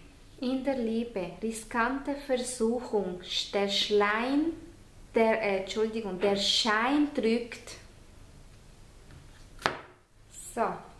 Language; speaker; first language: German; non-native, fluent; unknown